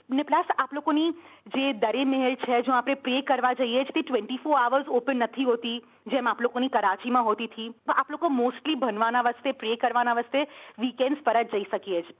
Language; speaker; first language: Gujarati; early bilingual, heritage; Gujarati